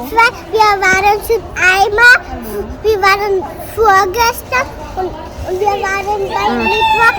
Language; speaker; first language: German; early bilingual, other home language; Telugu